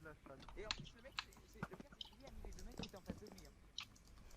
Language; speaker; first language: French; native; French